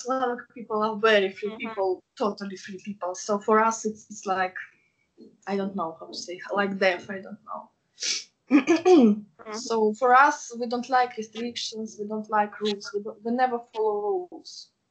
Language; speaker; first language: English; non-native, fluent; Russian